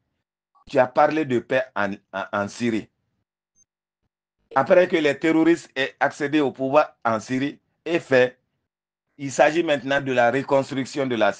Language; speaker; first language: French; non-native, local second language; Bambara